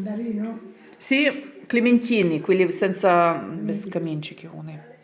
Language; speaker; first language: Italian; non-native, learner; Ukrainian